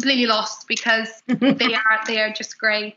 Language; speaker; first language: English; non-native, fluent; Portuguese